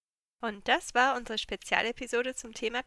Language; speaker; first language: German; native; German